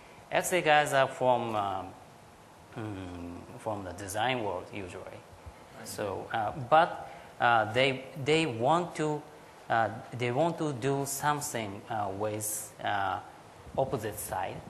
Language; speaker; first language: English; non-native, learner; Japanese